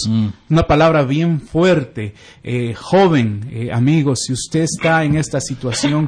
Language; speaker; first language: Spanish; native; Spanish